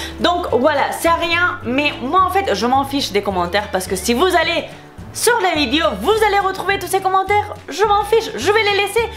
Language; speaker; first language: French; non-native, fluent; Spanish